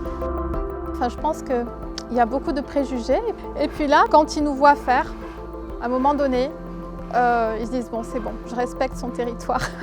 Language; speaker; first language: French; native; French